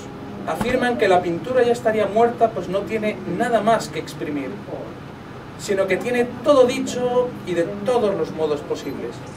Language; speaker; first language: Spanish; native; Spanish